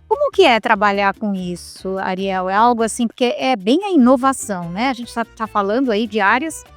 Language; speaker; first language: Portuguese; native; Portuguese